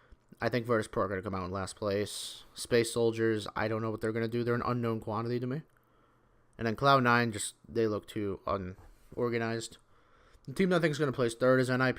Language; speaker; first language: English; native; English